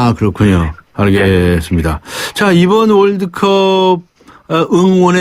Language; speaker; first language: Korean; native; Korean